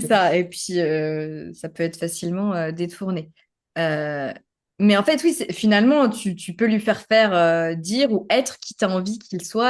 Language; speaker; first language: French; native; French